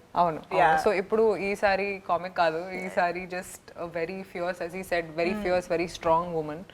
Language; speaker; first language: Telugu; non-native, learner; Hindi